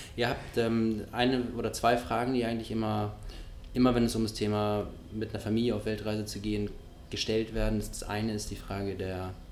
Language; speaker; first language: German; native; German